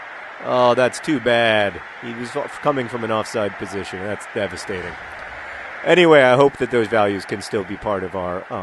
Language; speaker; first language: English; native; English